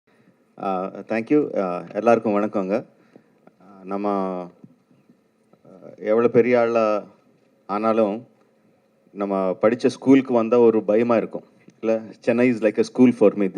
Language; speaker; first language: Tamil; non-native, local second language; Telugu